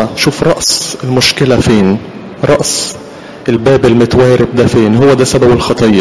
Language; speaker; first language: Arabic; native; Arabic